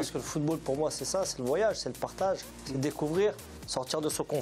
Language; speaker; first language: French; native; French